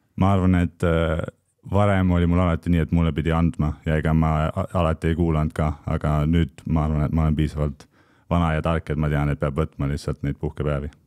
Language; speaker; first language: Estonian; native; Estonian